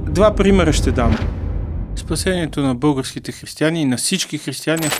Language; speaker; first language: Bulgarian; native; Bulgarian